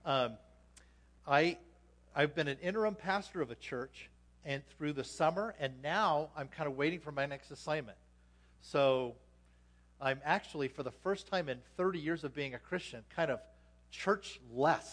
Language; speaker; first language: English; native; English